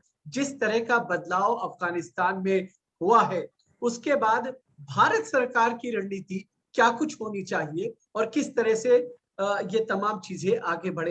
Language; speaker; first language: Hindi; native; Hindi